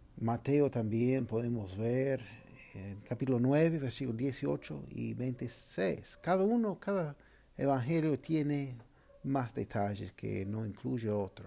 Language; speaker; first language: Spanish; non-native, fluent; English